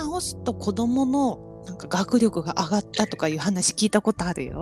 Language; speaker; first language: Japanese; native; Japanese